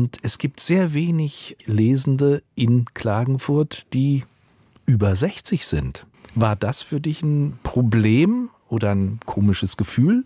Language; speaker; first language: German; native; German